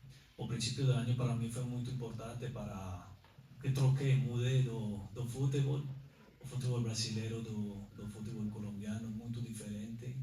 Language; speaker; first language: Portuguese; non-native, learner; Spanish